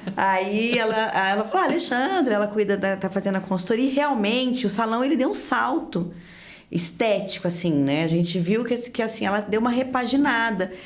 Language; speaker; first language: Portuguese; native; Portuguese